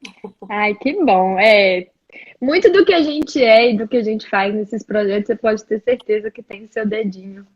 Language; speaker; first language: Portuguese; native; Portuguese